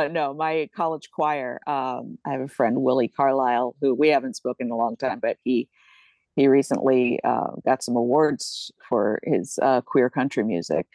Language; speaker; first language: English; native; English